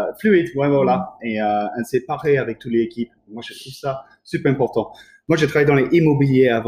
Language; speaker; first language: French; non-native, learner; English